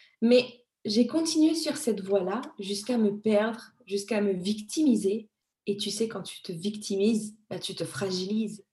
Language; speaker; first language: French; early bilingual, other home language; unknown